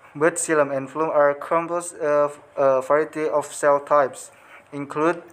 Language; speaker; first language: English; non-native, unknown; Indonesian